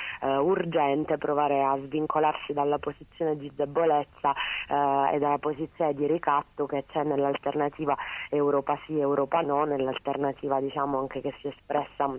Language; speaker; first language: Italian; native; Italian